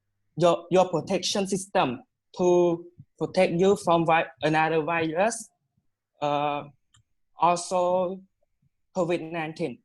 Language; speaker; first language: English; non-native, learner; Khmer